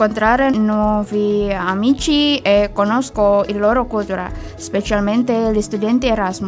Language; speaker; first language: Italian; non-native, learner; Indonesian